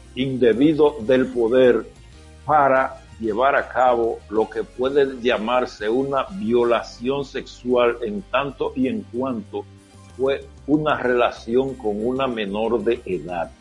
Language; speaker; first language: Spanish; native; Spanish